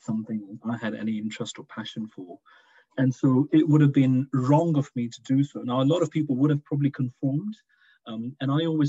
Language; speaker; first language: English; non-native, local second language; Urdu